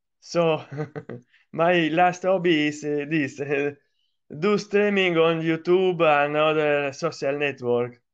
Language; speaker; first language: English; non-native, learner; Italian